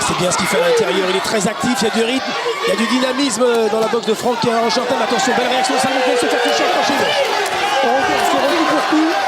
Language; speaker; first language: French; native; French